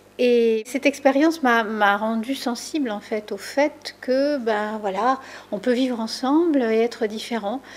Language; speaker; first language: French; early bilingual, other home language; Spanish